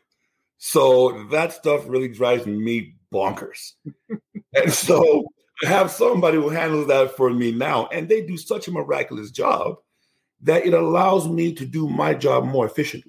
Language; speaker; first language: English; non-native, local second language; Igbo